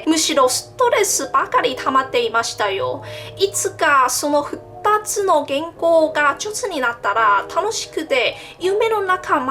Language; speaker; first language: Japanese; non-native, learner; Min Nan Chinese